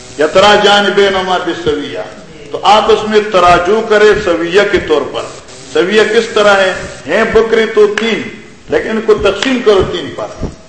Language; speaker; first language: Urdu; non-native, local second language; Pashto